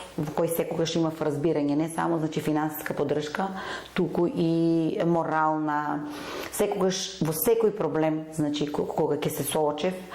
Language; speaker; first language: Macedonian; native; Macedonian